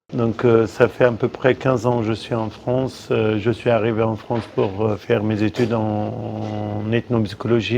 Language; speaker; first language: French; non-native, fluent; Kurdish